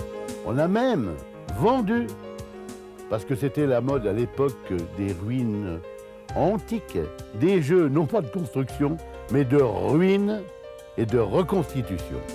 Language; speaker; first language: French; native; French